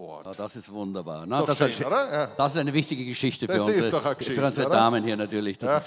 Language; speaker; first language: German; native; German